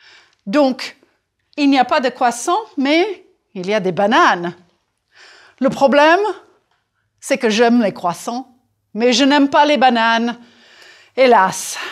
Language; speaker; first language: French; non-native, fluent; English